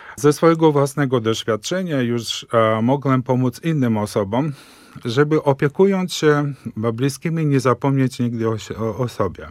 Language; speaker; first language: Polish; early bilingual, heritage; Polish